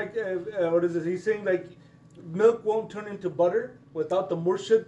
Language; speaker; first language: English; native; English